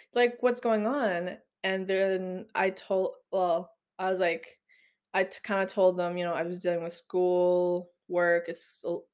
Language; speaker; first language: English; non-native, local second language; Filipino